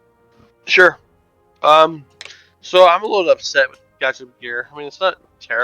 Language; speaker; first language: English; native; English